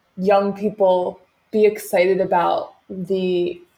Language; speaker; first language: English; native; English